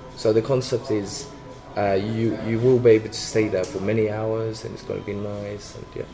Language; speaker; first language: English; non-native, fluent; Swedish